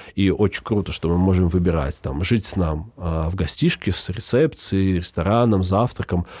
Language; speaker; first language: Russian; native; Russian